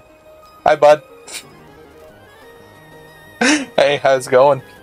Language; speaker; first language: English; native; English